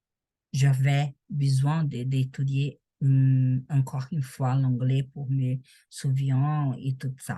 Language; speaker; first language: French; non-native, learner; Portuguese